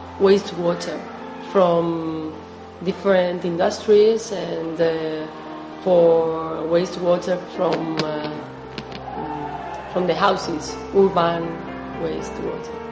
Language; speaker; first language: English; non-native, fluent; Spanish